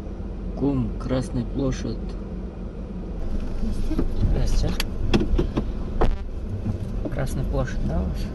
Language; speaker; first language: Russian; non-native, local second language; Kyrgyz